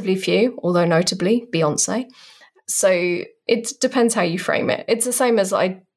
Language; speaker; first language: English; native; English